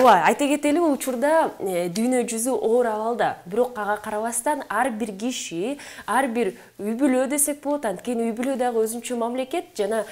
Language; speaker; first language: Kyrgyz; native; Kyrgyz